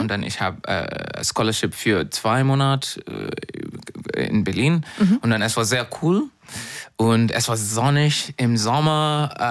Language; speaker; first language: German; non-native, learner; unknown